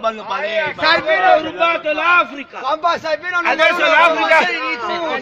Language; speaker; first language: Italian; non-native, learner; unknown